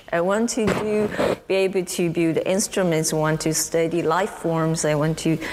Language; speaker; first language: English; non-native, fluent; Chinese